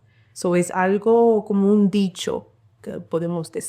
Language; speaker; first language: Spanish; early bilingual, heritage; Spanish